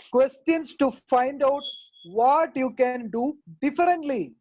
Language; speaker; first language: English; non-native, local second language; Malayalam